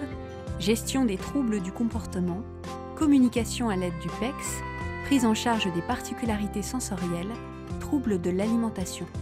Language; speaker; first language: French; native; French